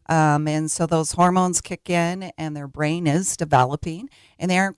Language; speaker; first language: English; native; English